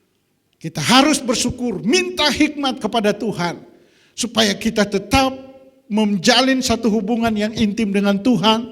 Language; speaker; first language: Indonesian; native; Indonesian